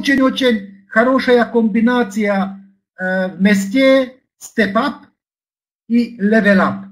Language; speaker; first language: Russian; non-native, learner; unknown